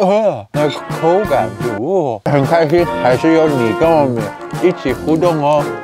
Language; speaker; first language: Chinese; non-native, fluent; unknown